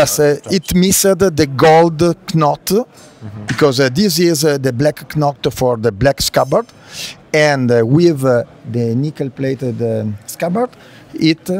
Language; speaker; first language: English; non-native, learner; Italian